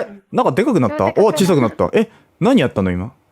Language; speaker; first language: Japanese; native; Japanese